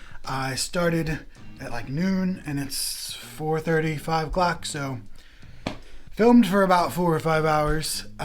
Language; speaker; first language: English; native; English